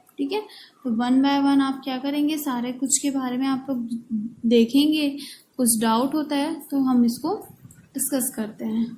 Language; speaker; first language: Hindi; native; Hindi